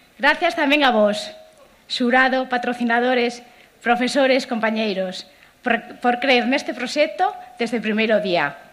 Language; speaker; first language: Galician; native; Galician